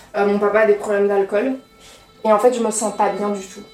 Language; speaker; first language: French; native; French